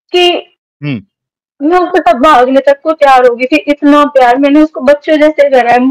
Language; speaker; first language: Hindi; native; Hindi